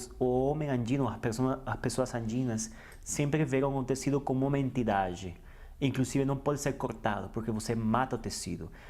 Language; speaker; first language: Portuguese; non-native, fluent; Spanish